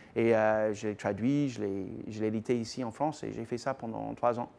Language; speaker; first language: French; non-native, fluent; English